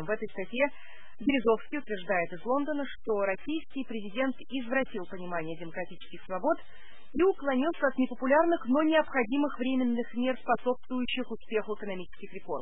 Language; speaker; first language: Russian; native; Russian